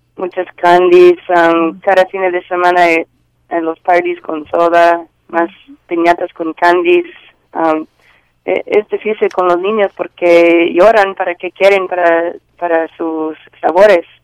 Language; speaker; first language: Spanish; non-native, learner; English